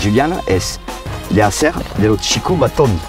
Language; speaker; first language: Spanish; non-native, learner; French